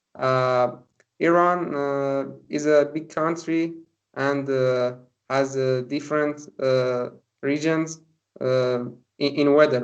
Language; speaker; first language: English; non-native, learner; Persian